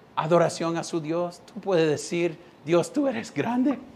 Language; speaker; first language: Spanish; non-native, fluent; English